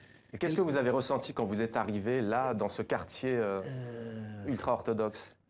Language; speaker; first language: French; native; French